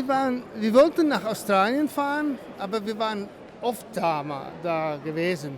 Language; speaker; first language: German; non-native, learner; Dutch